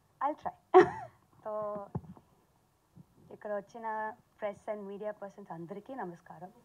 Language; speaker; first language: Telugu; non-native, learner; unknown